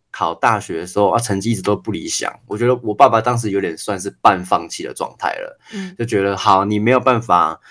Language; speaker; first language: Chinese; native; Chinese